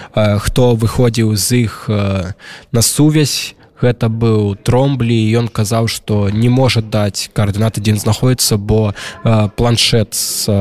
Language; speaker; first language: Belarusian; native; Belarusian